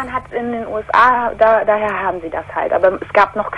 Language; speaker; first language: German; native; German